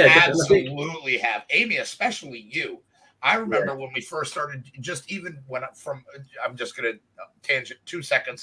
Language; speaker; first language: English; native; English